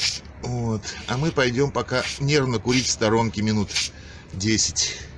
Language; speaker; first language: Russian; native; Russian